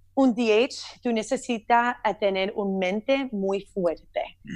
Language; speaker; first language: Spanish; early bilingual, heritage; Spanish